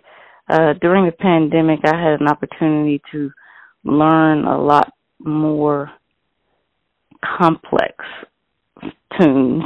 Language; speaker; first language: English; native; English